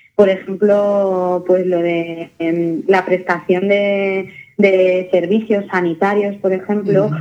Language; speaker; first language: Spanish; native; Spanish